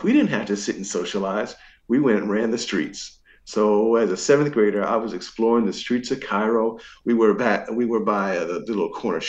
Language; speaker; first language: English; native; English